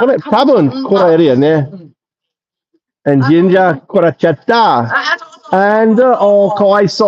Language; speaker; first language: Japanese; non-native, learner; English